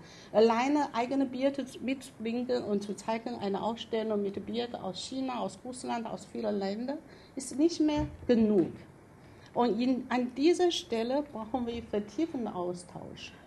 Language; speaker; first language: German; non-native, fluent; Chinese